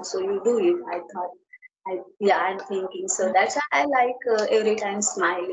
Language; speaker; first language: English; non-native, learner; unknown